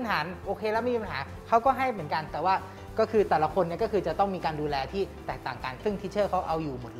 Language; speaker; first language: Thai; native; Thai